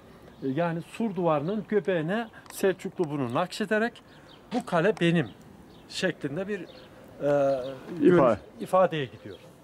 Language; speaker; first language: Turkish; native; Turkish